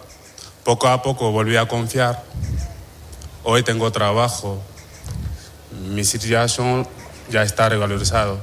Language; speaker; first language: Spanish; non-native, fluent; Wolof